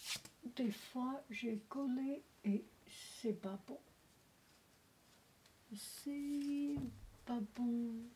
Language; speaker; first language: French; non-native, learner; Chinese